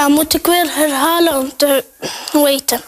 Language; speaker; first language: Dutch; non-native, learner; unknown